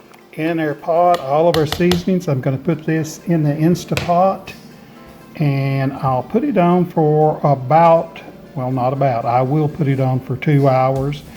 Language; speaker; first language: English; native; English